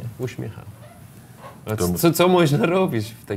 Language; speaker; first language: Polish; non-native, learner; Persian